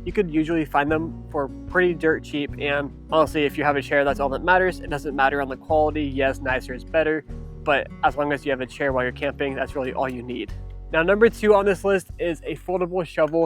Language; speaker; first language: English; native; English